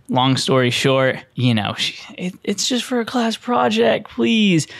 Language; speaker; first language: English; native; English